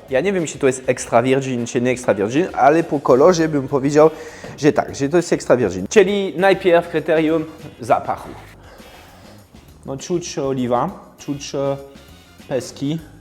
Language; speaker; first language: Polish; non-native, fluent; French